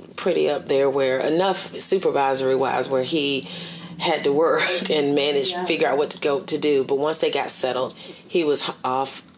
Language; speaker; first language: English; native; English